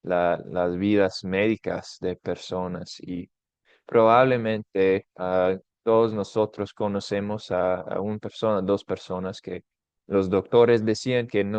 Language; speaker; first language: Spanish; non-native, fluent; English